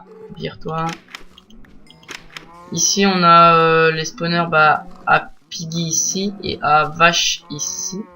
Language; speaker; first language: French; native; French